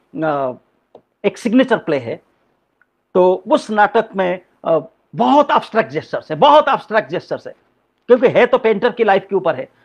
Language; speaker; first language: Hindi; non-native, local second language; Odia